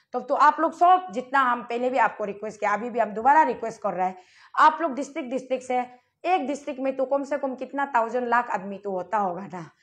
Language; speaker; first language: Hindi; non-native, local second language; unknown